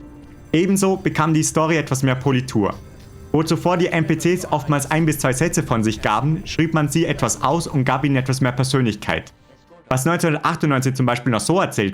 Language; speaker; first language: German; native; German